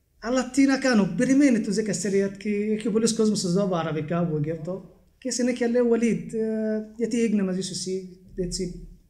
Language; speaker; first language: Greek; non-native, learner; Arabic